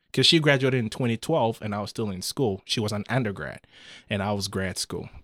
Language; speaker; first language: English; non-native, local second language; Akan